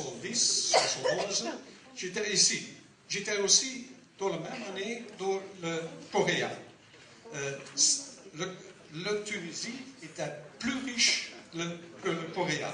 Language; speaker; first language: French; non-native, learner; Dutch